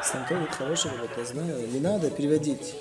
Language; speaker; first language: Russian; non-native, local second language; Tajik